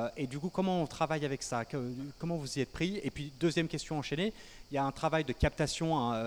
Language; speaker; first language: French; native; French